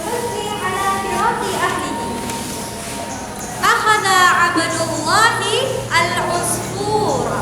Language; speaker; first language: Arabic; non-native, fluent; Indonesian